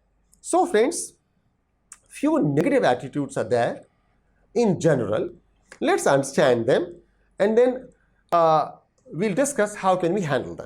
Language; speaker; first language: English; non-native, local second language; Hindi